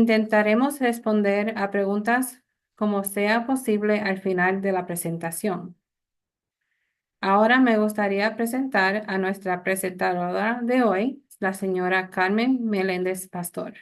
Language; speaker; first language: Spanish; early bilingual, heritage; Spanish